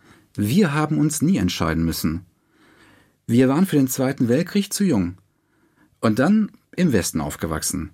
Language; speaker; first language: German; native; German